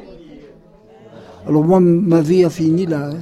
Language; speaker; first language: French; native; French